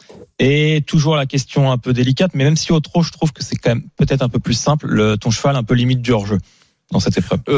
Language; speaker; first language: French; native; French